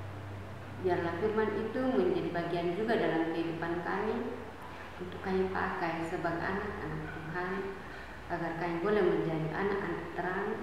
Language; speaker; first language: Indonesian; native; Indonesian